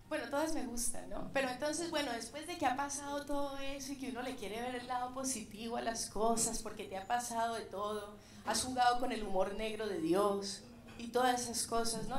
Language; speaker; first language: Spanish; native; Spanish